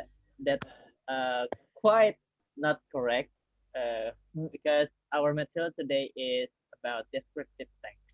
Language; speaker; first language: English; non-native, learner; Indonesian